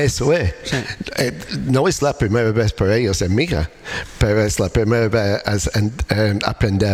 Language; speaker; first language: Spanish; non-native, learner; English